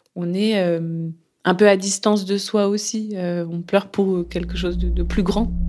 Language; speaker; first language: French; native; French